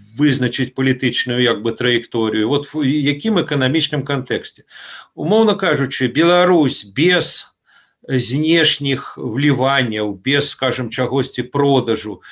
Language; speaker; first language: Belarusian; native; Belarusian